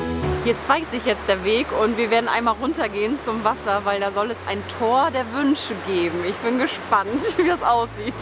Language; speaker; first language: German; native; German